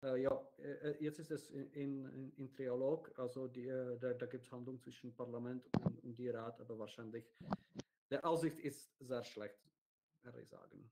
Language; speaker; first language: German; non-native, learner; Czech